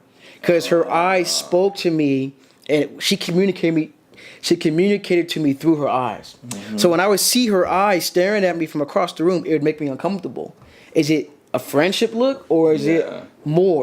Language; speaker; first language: English; native; English